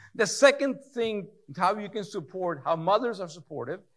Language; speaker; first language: English; early bilingual, other home language; Spanish